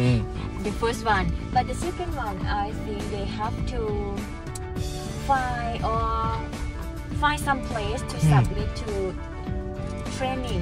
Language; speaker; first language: English; non-native, learner; Thai